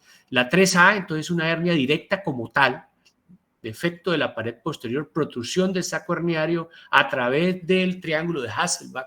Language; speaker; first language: Spanish; native; Spanish